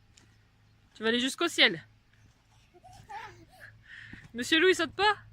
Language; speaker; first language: French; native; French